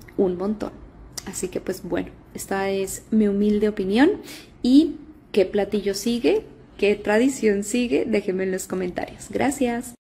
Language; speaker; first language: Spanish; native; Spanish